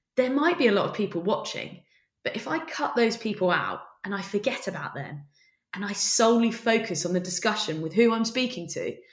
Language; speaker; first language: English; native; English